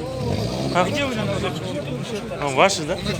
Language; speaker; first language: Russian; non-native, local second language; Kyrgyz